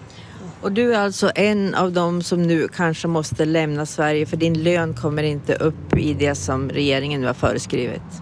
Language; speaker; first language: Swedish; native; Swedish